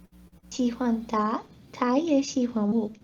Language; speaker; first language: Chinese; non-native, learner; Portuguese